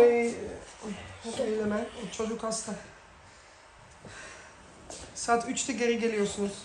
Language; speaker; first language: Turkish; early bilingual, heritage; Turkish